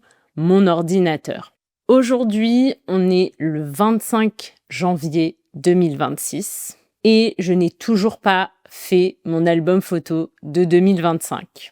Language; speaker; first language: French; native; French